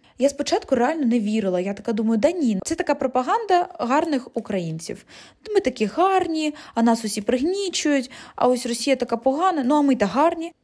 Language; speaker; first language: Ukrainian; non-native, local second language; Russian